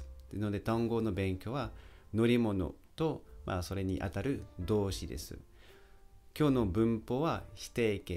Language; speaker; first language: Japanese; non-native, fluent; French